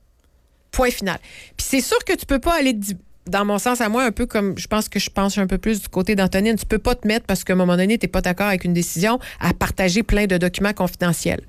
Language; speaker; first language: French; native; French